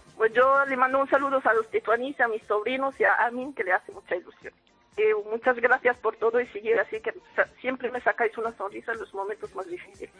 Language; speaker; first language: Spanish; non-native, fluent; Arabic